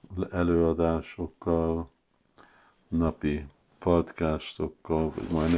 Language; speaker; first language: Hungarian; early bilingual, heritage; Hungarian